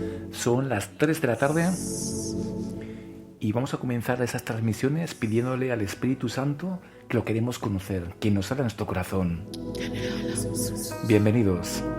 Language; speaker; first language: Spanish; native; Spanish